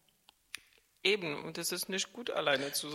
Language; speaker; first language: German; non-native, fluent; Czech